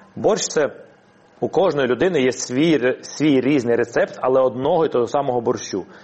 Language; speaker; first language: Ukrainian; non-native, local second language; Russian